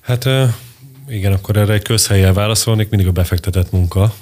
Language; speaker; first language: Hungarian; native; Hungarian